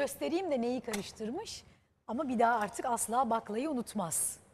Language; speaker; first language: Turkish; native; Turkish